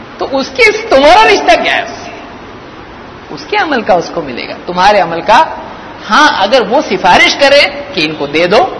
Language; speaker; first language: Urdu; native; Urdu